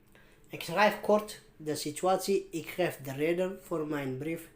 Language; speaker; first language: Dutch; non-native, fluent; Tigrinya